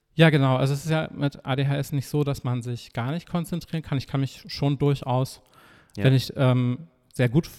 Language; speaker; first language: German; native; German